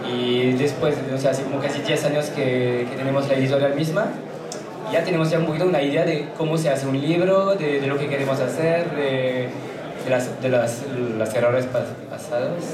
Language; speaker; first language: Spanish; non-native, fluent; French